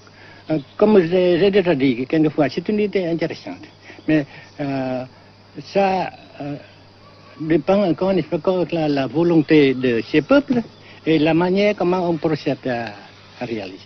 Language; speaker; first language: French; non-native, local second language; Vietnamese